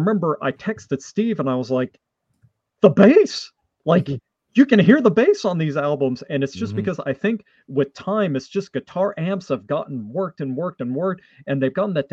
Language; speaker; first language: English; non-native, fluent; French